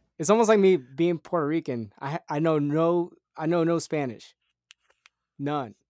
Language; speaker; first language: English; native; English